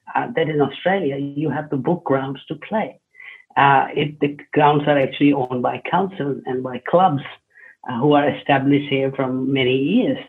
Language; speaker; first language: English; non-native, local second language; Hindi